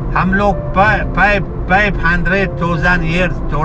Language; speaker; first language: Hindi; non-native, learner; Arabic